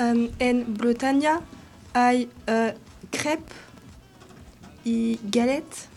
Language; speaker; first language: Spanish; non-native, learner; French